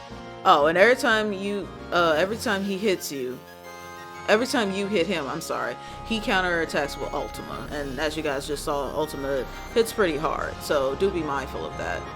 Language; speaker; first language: English; native; English